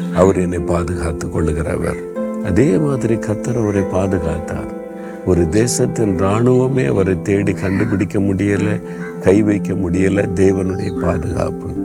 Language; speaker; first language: Tamil; native; Tamil